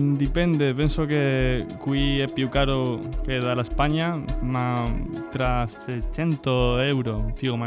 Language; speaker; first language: Italian; non-native, learner; Spanish